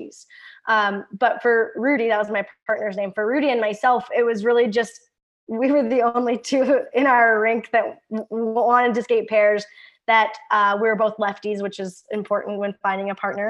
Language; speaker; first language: English; native; English